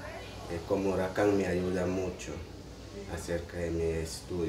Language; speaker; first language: Spanish; non-native, local second language; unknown